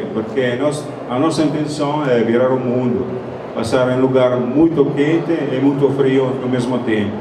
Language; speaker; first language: Portuguese; non-native, fluent; Italian